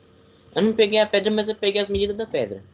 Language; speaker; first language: Portuguese; native; Portuguese